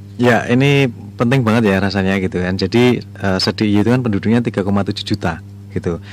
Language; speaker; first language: Indonesian; native; Indonesian